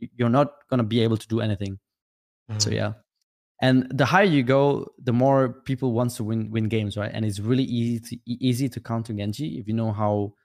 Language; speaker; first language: English; non-native, fluent; Vietnamese